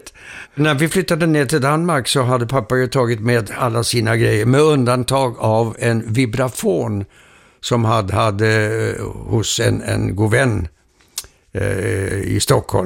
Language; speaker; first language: Swedish; early bilingual, heritage; Swedish